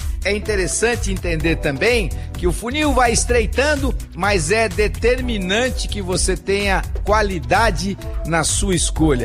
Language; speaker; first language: Portuguese; native; Portuguese